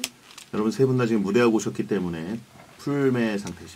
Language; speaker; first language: Korean; native; Korean